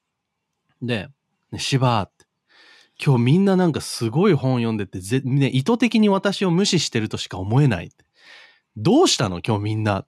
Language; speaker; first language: Japanese; native; Japanese